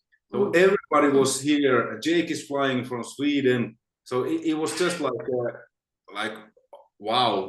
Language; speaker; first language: English; non-native, fluent; Finnish